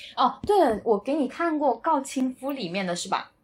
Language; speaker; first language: Chinese; non-native, local second language; Min Nan Chinese